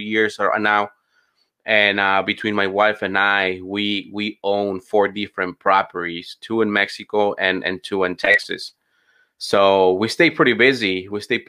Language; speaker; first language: English; non-native, fluent; Spanish